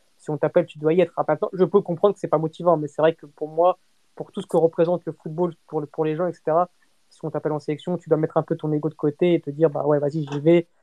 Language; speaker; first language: French; early bilingual, other home language; Portuguese